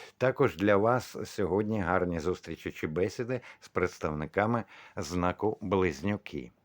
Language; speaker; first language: Ukrainian; non-native, local second language; Russian